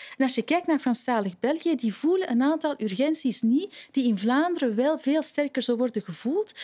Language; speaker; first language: Dutch; native; Dutch